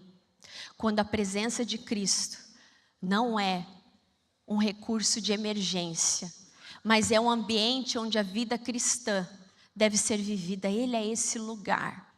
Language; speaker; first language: Portuguese; native; Portuguese